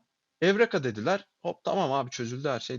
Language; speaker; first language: Turkish; native; Turkish